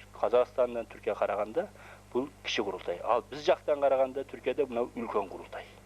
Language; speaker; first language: Kazakh; early bilingual, heritage; Kazakh